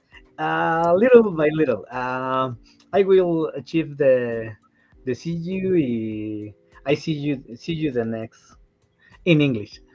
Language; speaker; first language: English; non-native, learner; Spanish